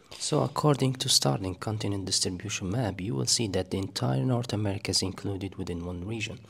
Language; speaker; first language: English; non-native, fluent; Arabic